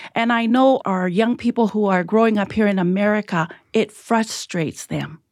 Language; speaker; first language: English; early bilingual, other home language; Tongan